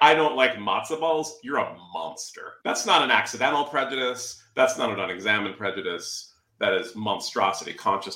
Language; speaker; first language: English; native; English